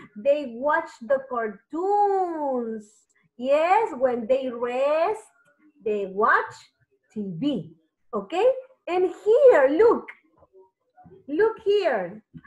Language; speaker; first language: English; non-native, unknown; Spanish